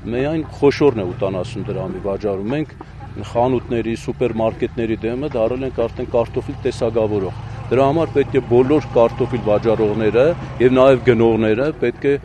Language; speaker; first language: Armenian; native; Armenian